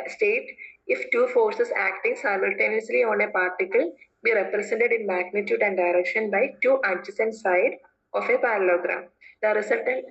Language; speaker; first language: English; non-native, local second language; Malayalam